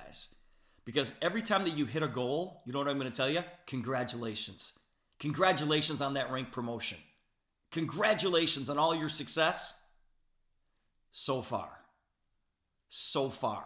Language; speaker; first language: English; native; English